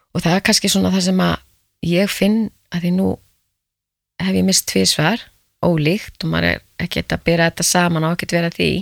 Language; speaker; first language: Icelandic; native; Icelandic